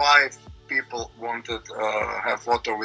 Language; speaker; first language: English; non-native, learner; Croatian